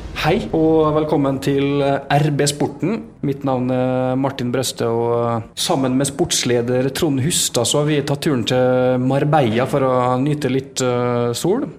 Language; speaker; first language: Norwegian; native; Norwegian